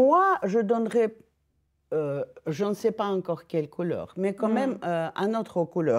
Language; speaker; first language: French; non-native, fluent; Russian